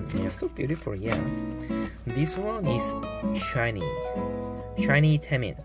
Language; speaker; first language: English; non-native, learner; Korean